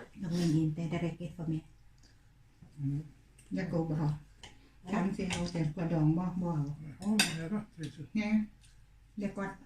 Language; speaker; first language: Swedish; non-native, learner; Thai